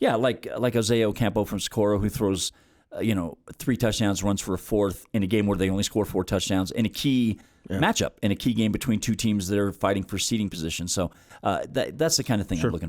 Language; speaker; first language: English; native; English